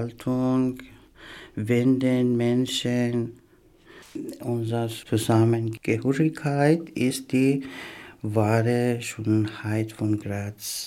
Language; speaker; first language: German; non-native, learner; Persian